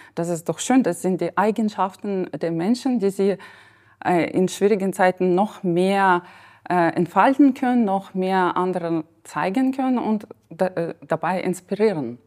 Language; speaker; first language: German; non-native, fluent; Ukrainian